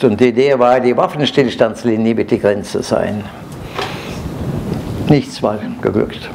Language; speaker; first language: German; non-native, fluent; Norwegian